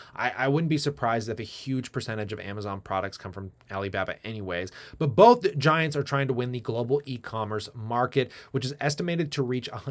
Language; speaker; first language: English; native; English